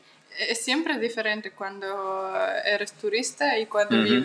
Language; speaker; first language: Spanish; non-native, fluent; Russian